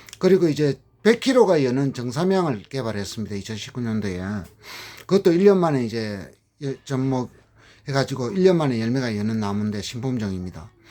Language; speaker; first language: Korean; native; Korean